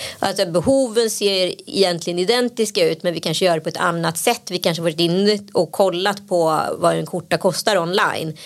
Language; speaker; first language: Swedish; native; Swedish